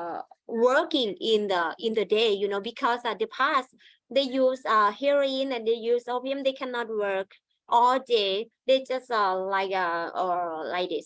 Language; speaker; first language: English; non-native, learner; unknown